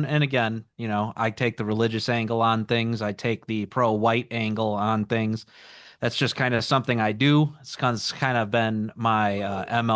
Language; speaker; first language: English; native; English